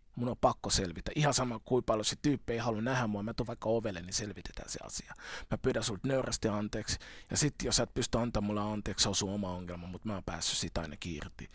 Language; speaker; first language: Finnish; early bilingual, other home language; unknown